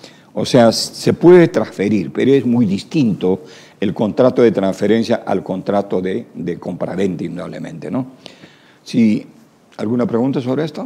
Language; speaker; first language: Spanish; native; Spanish